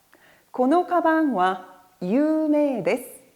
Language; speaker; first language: Japanese; non-native, fluent; Korean